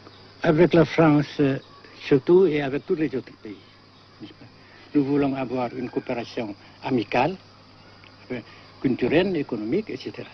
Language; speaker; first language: French; non-native, fluent; Vietnamese